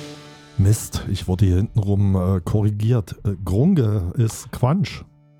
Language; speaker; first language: German; native; German